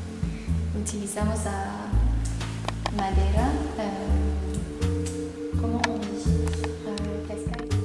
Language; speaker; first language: Spanish; non-native, fluent; French